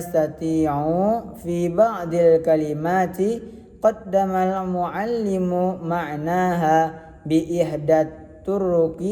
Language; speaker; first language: Arabic; non-native, learner; Indonesian